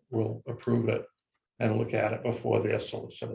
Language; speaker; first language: English; native; English